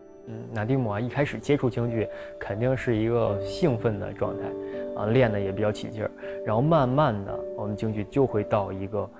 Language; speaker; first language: Chinese; native; Chinese